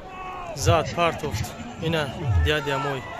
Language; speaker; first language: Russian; non-native, local second language; Tajik